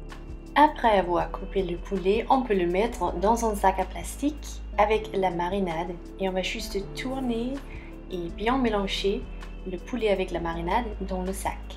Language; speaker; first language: French; non-native, fluent; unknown